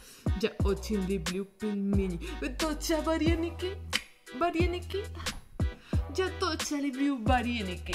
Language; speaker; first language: Russian; non-native, learner; Spanish